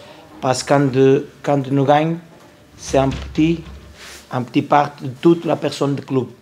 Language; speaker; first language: French; non-native, learner; Portuguese